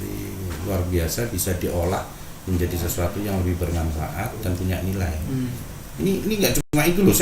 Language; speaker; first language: Indonesian; native; Indonesian